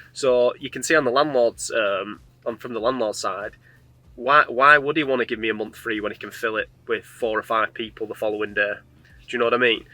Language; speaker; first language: English; native; English